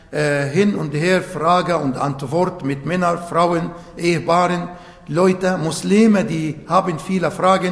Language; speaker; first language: German; non-native, fluent; Arabic